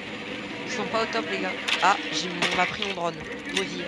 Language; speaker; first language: French; native; French